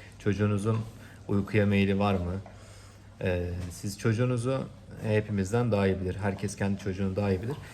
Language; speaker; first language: Turkish; native; Turkish